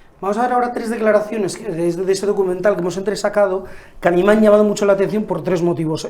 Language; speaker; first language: Spanish; native; Spanish